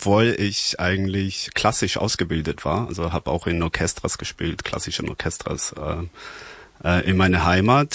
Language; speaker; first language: German; non-native, fluent; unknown